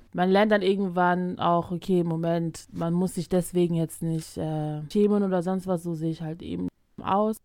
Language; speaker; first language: German; early bilingual, other home language; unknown